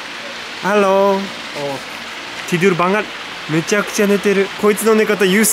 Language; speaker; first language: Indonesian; non-native, fluent; Japanese